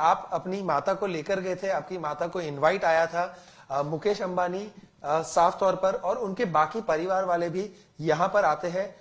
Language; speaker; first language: Hindi; native; Hindi